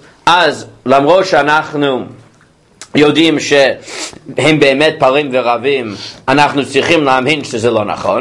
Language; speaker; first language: Hebrew; non-native, fluent; English